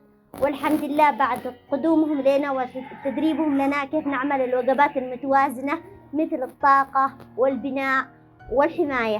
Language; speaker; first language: Arabic; native; Arabic